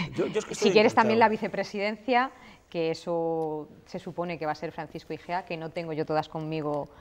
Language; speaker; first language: Spanish; native; Spanish